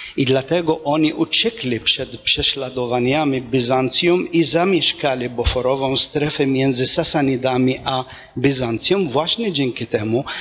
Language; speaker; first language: Polish; non-native, fluent; Arabic